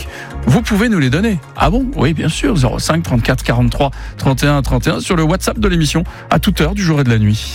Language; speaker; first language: French; native; French